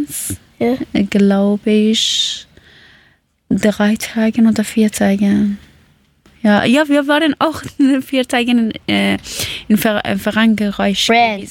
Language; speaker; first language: German; non-native, fluent; Persian